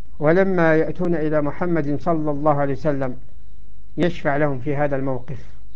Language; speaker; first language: Arabic; native; Arabic